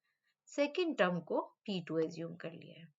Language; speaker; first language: Hindi; native; Hindi